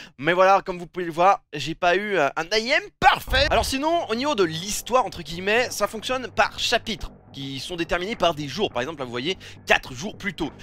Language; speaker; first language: French; native; French